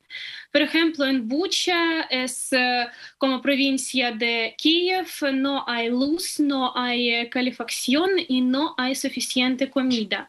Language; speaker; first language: Spanish; non-native, fluent; Ukrainian